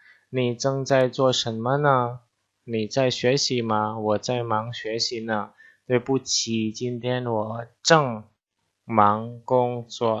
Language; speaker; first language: Chinese; non-native, fluent; Indonesian